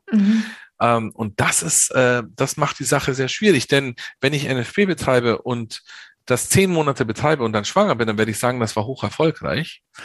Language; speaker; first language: German; early bilingual, other home language; Italian